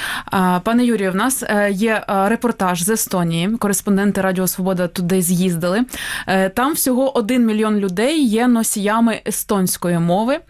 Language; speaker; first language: Ukrainian; native; Ukrainian